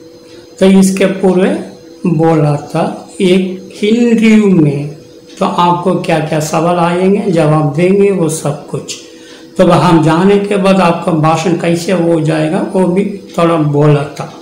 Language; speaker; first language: Hindi; non-native, local second language; Tamil